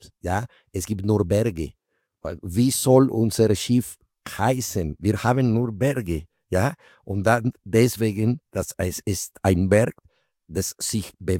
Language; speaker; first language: German; non-native, fluent; Spanish